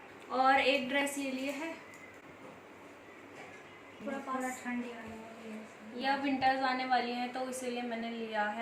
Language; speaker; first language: Hindi; native; Hindi